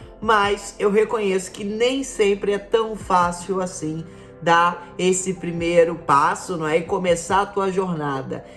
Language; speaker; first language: Portuguese; native; Portuguese